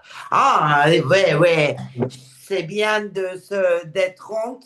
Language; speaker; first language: French; non-native, learner; Turkish